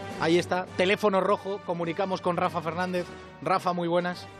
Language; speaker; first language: Spanish; native; Spanish